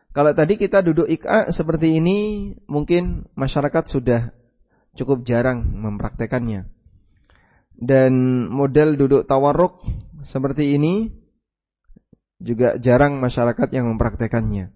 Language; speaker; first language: Indonesian; native; Indonesian